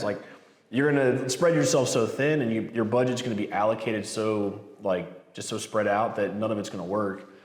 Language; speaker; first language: English; native; English